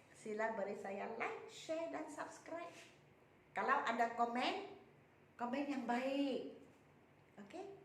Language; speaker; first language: Malay; non-native, local second language; Chinese